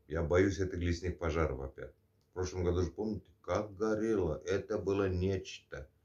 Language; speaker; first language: Russian; native; Russian